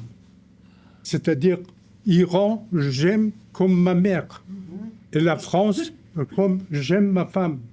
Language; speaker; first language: French; non-native, fluent; Persian